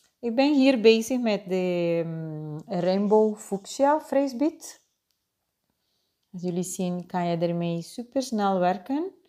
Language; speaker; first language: Dutch; non-native, fluent; Spanish